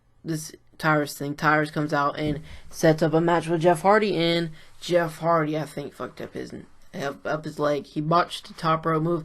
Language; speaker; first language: English; native; English